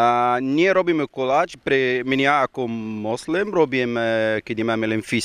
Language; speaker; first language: Slovak; non-native, learner; Arabic